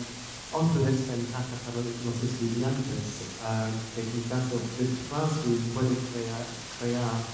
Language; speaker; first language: Spanish; non-native, fluent; English